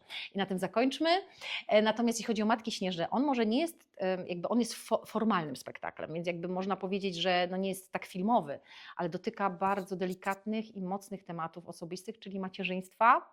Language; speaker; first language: Polish; native; Polish